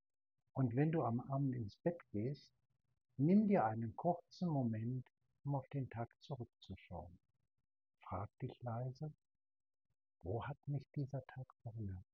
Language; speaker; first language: German; native; German